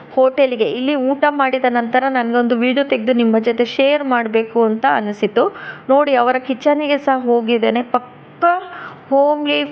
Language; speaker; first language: Kannada; non-native, local second language; Tulu